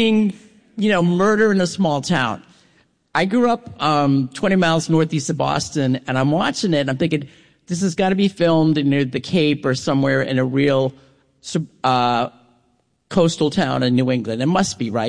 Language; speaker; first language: English; native; English